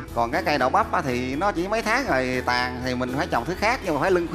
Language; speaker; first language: Vietnamese; native; Vietnamese